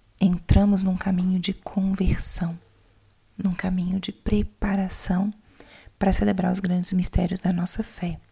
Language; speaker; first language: Portuguese; native; Portuguese